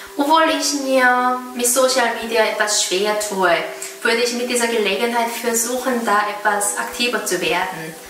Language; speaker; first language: German; non-native, fluent; Korean